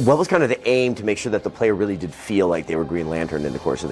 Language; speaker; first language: English; native; English